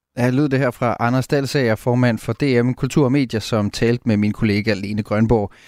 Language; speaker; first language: Danish; native; Danish